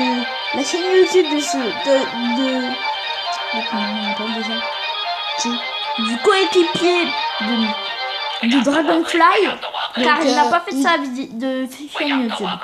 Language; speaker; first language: French; native; French